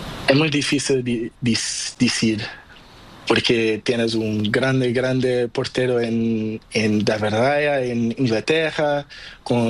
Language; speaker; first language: Spanish; non-native, learner; Portuguese